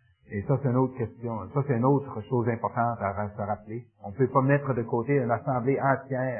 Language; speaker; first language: French; native; French